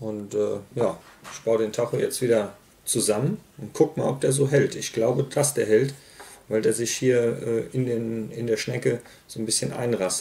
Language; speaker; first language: German; native; German